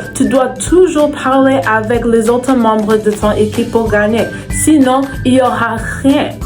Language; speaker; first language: French; non-native, learner; English